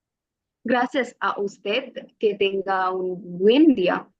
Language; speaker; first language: Spanish; non-native, learner; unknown